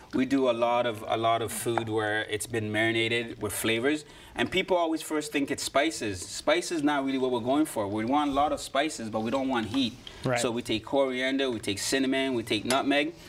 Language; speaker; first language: English; native; English